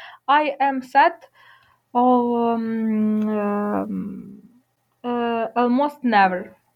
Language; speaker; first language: English; non-native, learner; Ukrainian